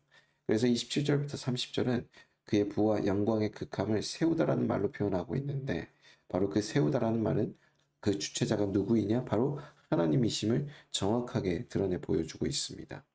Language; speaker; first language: Korean; native; Korean